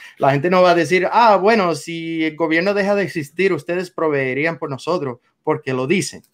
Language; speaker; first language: Spanish; non-native, fluent; English